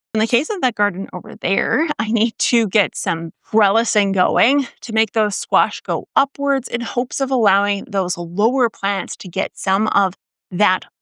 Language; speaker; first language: English; native; English